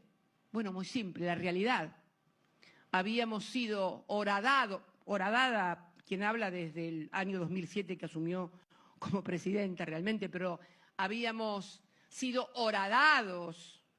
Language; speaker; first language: Spanish; native; Spanish